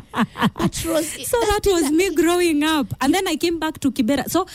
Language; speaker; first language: English; non-native, local second language; Kamba